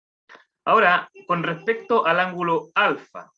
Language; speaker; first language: Spanish; native; Spanish